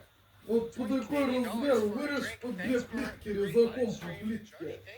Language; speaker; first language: Russian; native; Russian